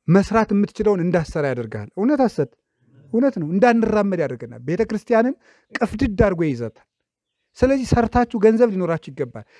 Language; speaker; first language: Amharic; native; Amharic